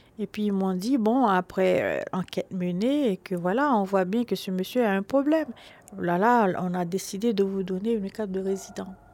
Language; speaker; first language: French; non-native, local second language; Haitian Creole